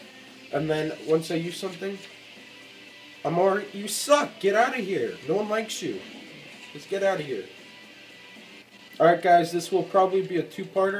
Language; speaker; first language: English; native; English